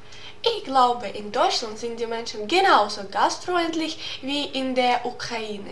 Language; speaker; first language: German; non-native, learner; Ukrainian